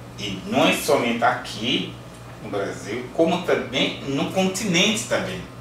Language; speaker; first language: Portuguese; non-native, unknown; Yoruba